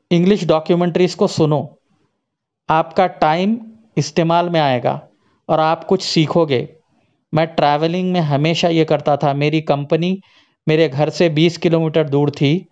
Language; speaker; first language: Hindi; native; Hindi